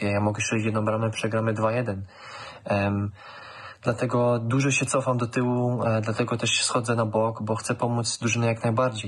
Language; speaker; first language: Polish; early bilingual, heritage; German